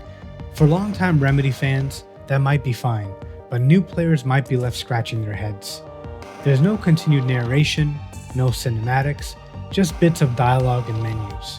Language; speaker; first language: English; native; English